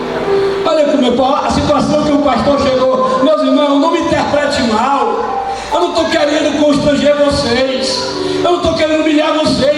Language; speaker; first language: Portuguese; native; Portuguese